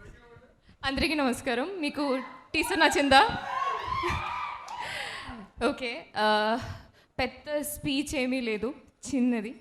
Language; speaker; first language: Telugu; non-native, local second language; Malayalam